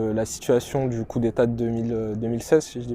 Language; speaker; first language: French; native; French